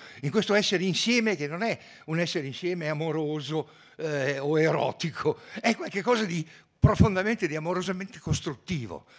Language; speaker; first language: Italian; native; Italian